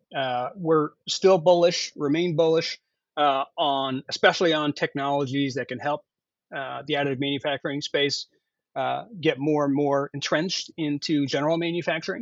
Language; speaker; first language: English; native; English